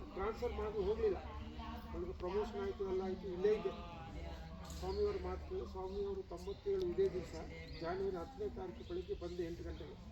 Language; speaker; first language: Kannada; native; Kannada